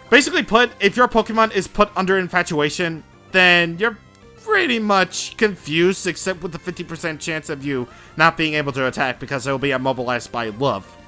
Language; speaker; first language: English; native; English